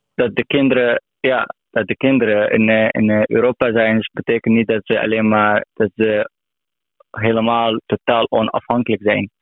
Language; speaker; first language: Dutch; non-native, learner; Arabic